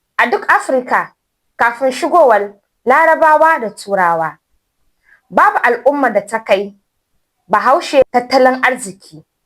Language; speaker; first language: Hausa; native; Hausa